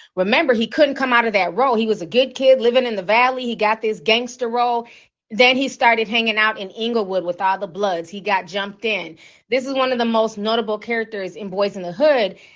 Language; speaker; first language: English; native; English